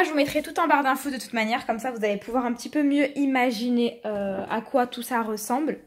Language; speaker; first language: French; native; French